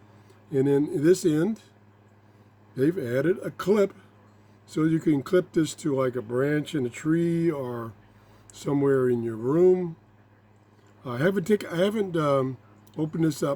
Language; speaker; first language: English; native; English